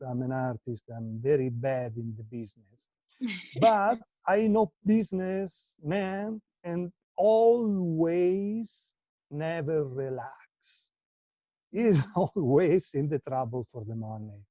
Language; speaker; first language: English; non-native, learner; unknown